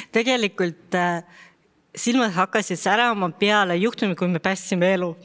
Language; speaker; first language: Estonian; non-native, local second language; Russian